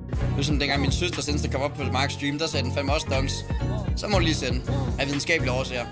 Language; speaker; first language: Danish; native; Danish